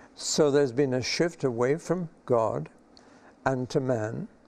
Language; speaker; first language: English; native; English